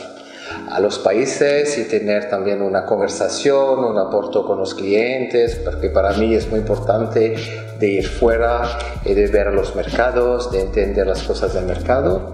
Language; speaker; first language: Spanish; non-native, fluent; French